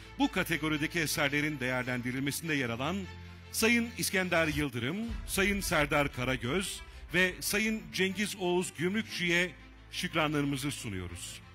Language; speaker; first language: Turkish; native; Turkish